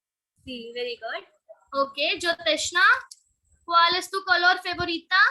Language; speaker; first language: Spanish; non-native, learner; Hindi